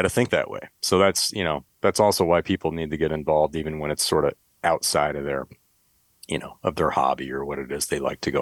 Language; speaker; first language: English; native; English